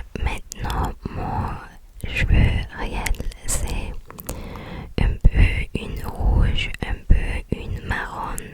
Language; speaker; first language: French; non-native, learner; English